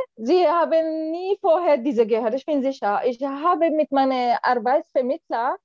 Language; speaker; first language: German; non-native, fluent; Arabic